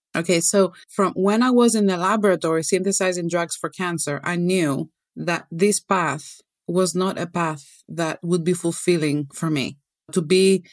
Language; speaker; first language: English; non-native, fluent; Greek